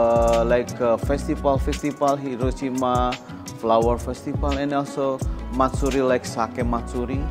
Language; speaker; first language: English; non-native, learner; Indonesian